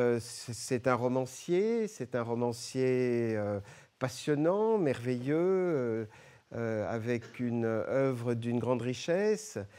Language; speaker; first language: French; early bilingual, other home language; Arabic